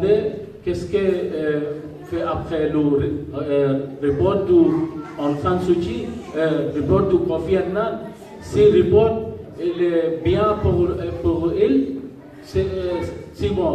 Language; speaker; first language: French; non-native, learner; Rohingya